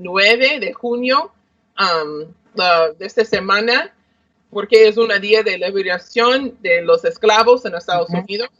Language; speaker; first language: Spanish; non-native, learner; English